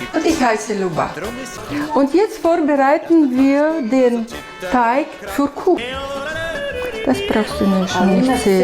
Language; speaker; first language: German; non-native, learner; Russian